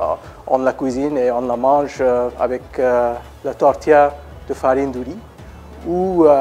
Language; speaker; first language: French; non-native, learner; Bangla